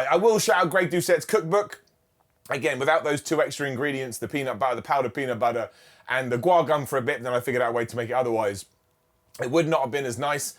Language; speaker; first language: English; native; English